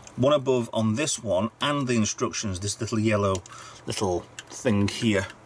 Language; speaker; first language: English; native; English